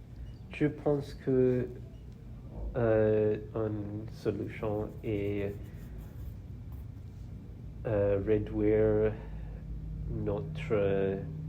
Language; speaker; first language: French; non-native, learner; English